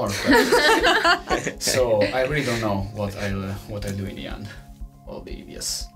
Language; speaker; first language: English; non-native, fluent; Italian